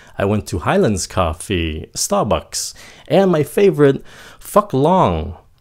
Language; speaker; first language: English; early bilingual, other home language; Vietnamese